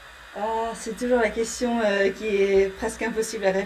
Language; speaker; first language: French; early bilingual, heritage; English